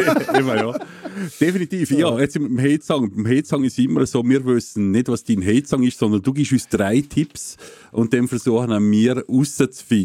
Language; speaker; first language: German; native; German